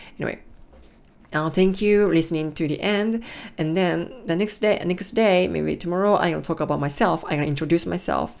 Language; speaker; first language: English; non-native, learner; Japanese